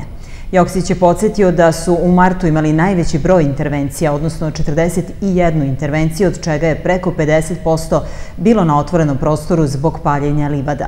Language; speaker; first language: Serbian; native; Serbian